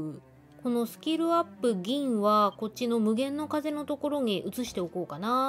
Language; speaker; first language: Japanese; native; Japanese